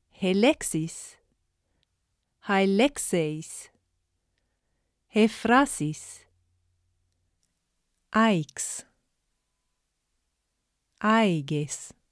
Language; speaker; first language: Greek; non-native, fluent; English